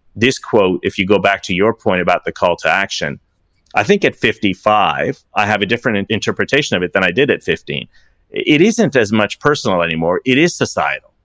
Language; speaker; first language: English; early bilingual, other home language; Persian